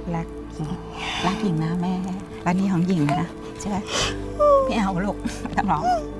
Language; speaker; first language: Thai; native; Thai